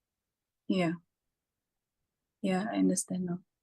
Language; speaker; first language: English; non-native, fluent; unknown